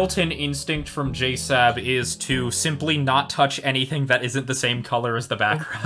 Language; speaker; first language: English; native; English